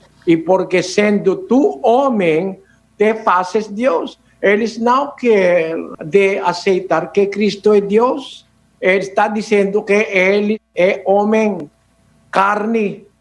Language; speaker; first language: Portuguese; non-native, learner; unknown